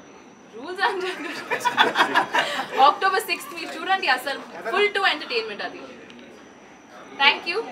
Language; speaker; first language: Telugu; non-native, learner; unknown